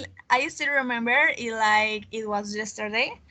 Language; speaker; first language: English; non-native, learner; Spanish